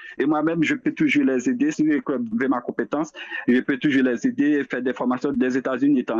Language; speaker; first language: French; non-native, local second language; Haitian Creole